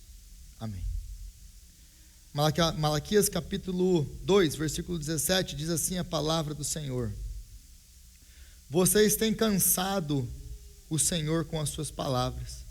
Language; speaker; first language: Portuguese; native; Portuguese